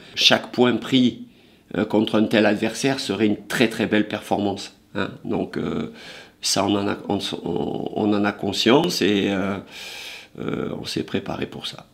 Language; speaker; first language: French; native; French